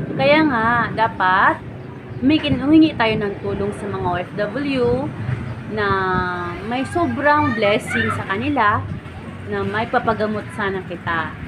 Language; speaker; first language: Filipino; non-native, local second language; Hiligaynon